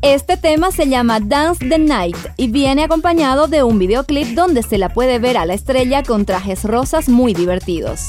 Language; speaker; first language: Spanish; native; Spanish